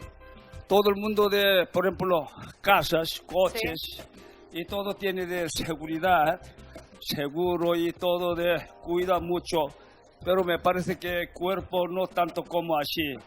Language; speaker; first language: Spanish; non-native, learner; Korean